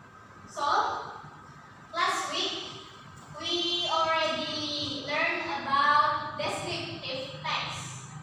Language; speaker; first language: English; non-native, learner; Indonesian